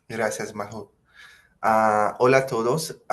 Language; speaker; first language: Spanish; non-native, fluent; Portuguese